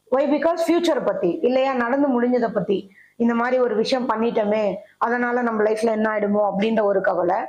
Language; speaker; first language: Tamil; native; Tamil